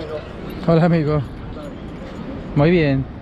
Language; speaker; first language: Spanish; non-native, learner; English